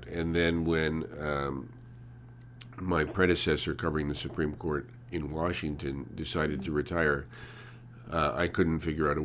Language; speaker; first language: English; early bilingual, other home language; Hungarian